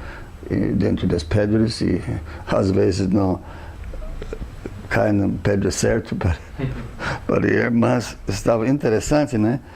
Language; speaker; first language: Portuguese; non-native, fluent; English